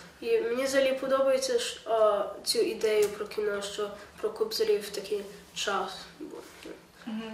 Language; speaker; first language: Ukrainian; early bilingual, heritage; Ukrainian